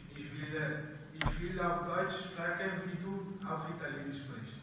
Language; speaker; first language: German; non-native, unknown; Italian